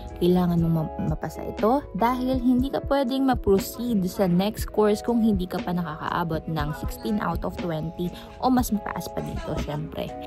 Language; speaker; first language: Filipino; native; Filipino